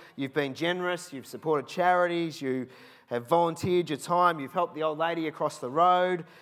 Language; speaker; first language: English; native; English